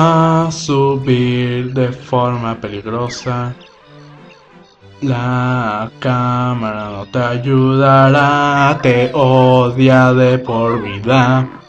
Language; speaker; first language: Spanish; native; Spanish